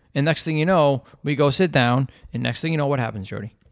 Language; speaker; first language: English; native; English